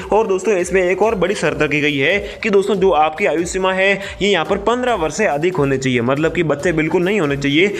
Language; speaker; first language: Hindi; native; Hindi